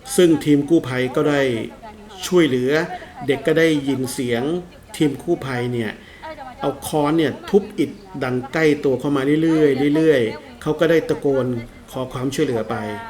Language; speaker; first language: Thai; non-native, fluent; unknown